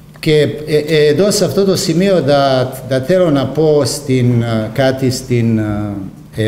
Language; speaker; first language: Greek; non-native, fluent; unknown